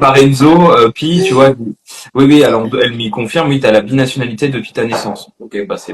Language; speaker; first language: French; native; French